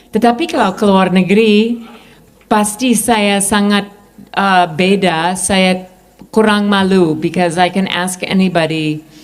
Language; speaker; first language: Indonesian; non-native, fluent; English